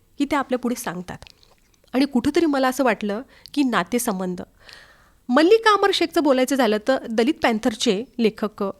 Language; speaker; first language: Marathi; native; Marathi